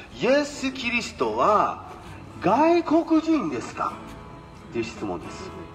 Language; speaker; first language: Japanese; non-native, fluent; English